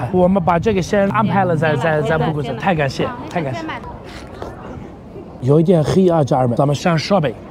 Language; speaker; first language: Chinese; non-native, fluent; Arabic